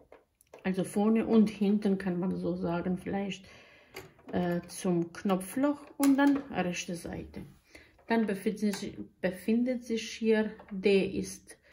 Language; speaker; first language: German; non-native, learner; Croatian